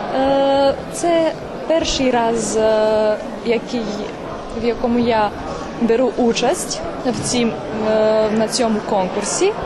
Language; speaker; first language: Ukrainian; non-native, local second language; Serbian